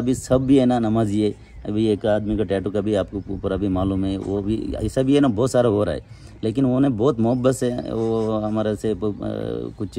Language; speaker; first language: Hindi; non-native, local second language; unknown